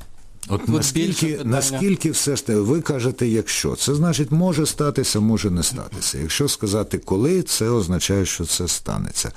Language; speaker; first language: Ukrainian; native; Ukrainian